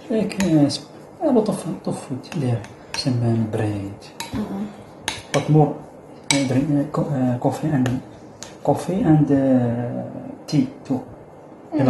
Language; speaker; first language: English; non-native, learner; Arabic